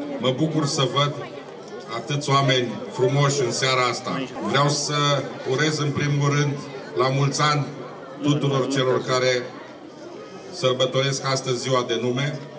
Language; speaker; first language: Romanian; native; Romanian